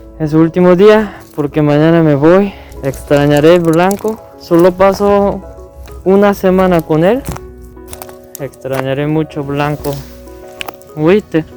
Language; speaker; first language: Spanish; non-native, fluent; Korean